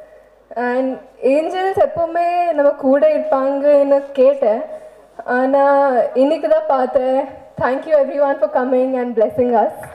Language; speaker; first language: Tamil; non-native, fluent; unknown